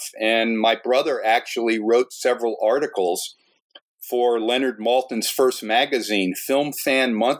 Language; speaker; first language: English; native; English